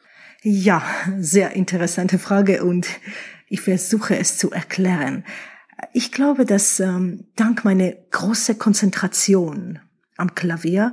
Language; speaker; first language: German; non-native, fluent; Georgian